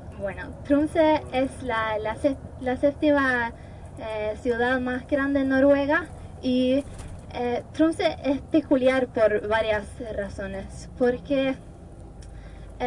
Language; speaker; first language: Spanish; non-native, fluent; Norwegian